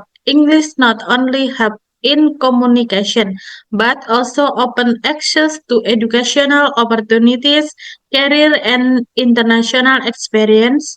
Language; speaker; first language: English; non-native, learner; Indonesian